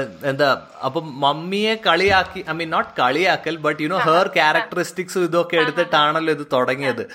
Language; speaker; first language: Malayalam; early bilingual, heritage; Malayalam